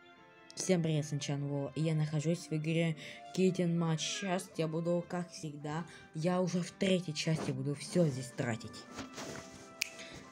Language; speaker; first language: Russian; native; Russian